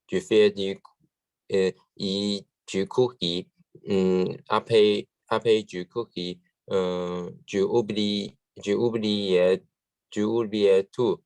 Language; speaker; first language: French; non-native, learner; Chinese